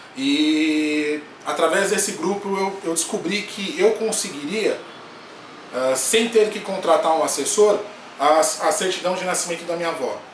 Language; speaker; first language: Portuguese; native; Portuguese